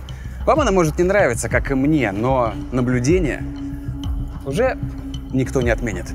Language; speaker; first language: Russian; native; Russian